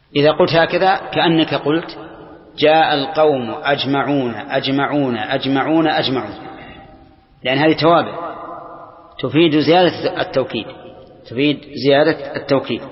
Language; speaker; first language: Arabic; native; Arabic